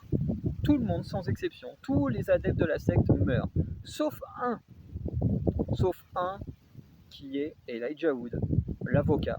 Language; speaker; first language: French; native; French